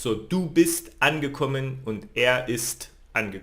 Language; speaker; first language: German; non-native, fluent; Spanish